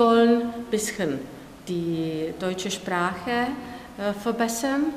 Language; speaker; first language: German; non-native, learner; Czech